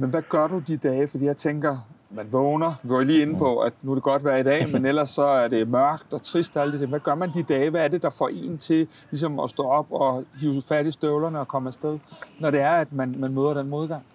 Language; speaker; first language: Danish; native; Danish